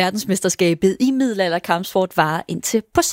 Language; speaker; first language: Danish; native; Danish